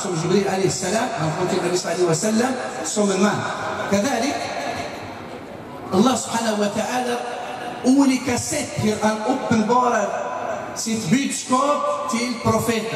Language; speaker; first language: Swedish; non-native, fluent; Arabic